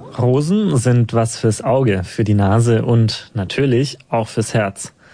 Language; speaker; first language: German; native; German